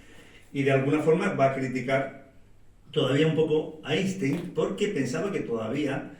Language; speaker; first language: Spanish; native; Spanish